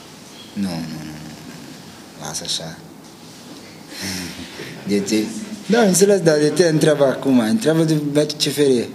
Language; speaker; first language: Romanian; non-native, learner; Portuguese